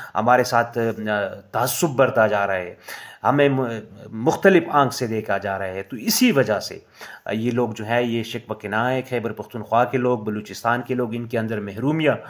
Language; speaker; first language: Urdu; non-native, local second language; Pashto